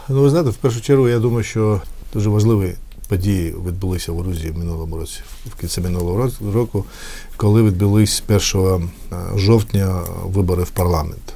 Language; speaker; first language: Ukrainian; non-native, fluent; Georgian